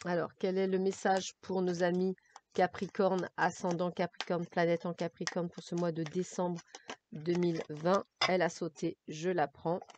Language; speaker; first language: French; native; French